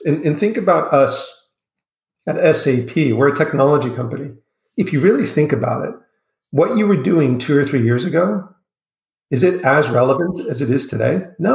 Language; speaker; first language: English; native; English